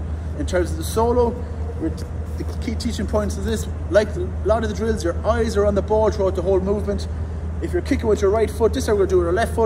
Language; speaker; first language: English; native; English